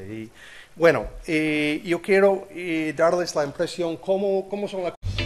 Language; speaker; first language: Spanish; non-native, learner; English